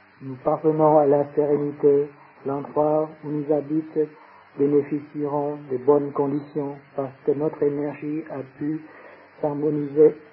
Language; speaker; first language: French; non-native, fluent; Vietnamese